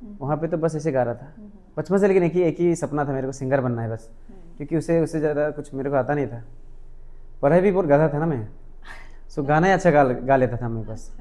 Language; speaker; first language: Hindi; non-native, local second language; Mising